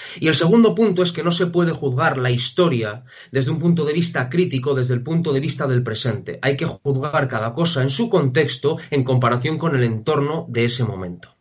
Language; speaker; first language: Spanish; native; Spanish